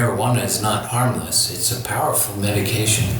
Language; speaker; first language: English; native; English